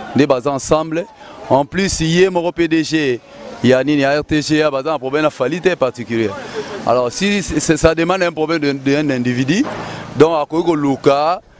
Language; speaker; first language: Lingala; native; Lingala